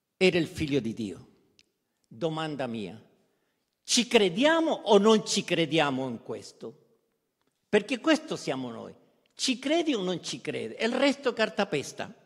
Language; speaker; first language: Italian; non-native, fluent; Spanish